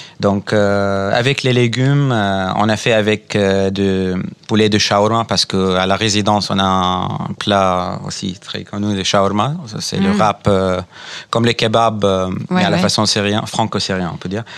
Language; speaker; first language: French; non-native, fluent; Arabic